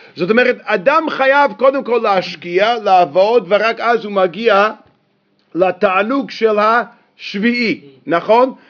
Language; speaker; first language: Hebrew; non-native, fluent; English